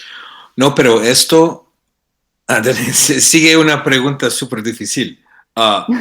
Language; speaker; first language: Spanish; non-native, fluent; English